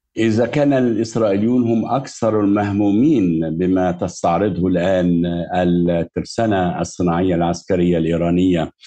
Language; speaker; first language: Arabic; native; Arabic